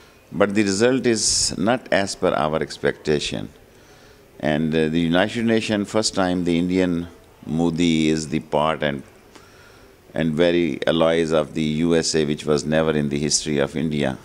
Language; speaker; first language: English; non-native, local second language; Punjabi